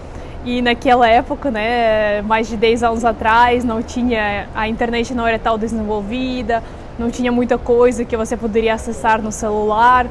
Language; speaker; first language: Portuguese; non-native, fluent; Russian